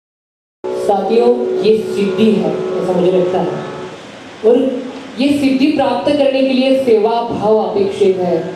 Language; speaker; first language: Hindi; non-native, local second language; Marathi